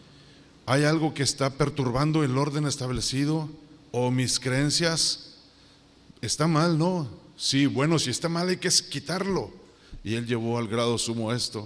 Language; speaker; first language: Spanish; native; Spanish